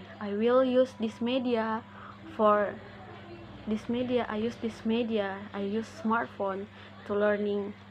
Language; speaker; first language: English; non-native, learner; Indonesian